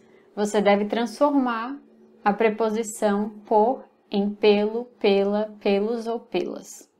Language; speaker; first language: Portuguese; non-native, fluent; English